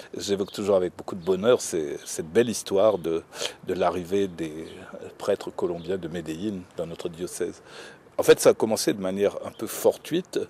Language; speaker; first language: French; native; French